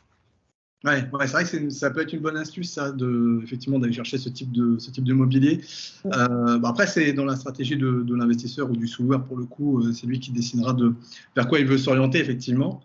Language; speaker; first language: French; native; French